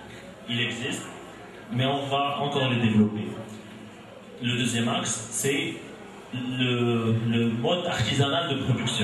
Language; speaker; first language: French; non-native, local second language; Arabic